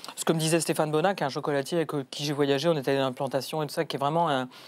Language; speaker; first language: French; native; French